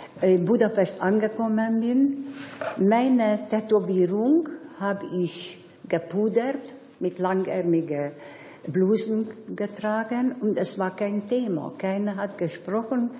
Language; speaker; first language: German; non-native, fluent; Hungarian